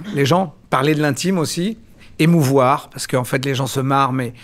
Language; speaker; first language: French; native; French